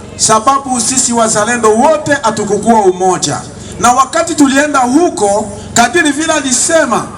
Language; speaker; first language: Swahili; native; Swahili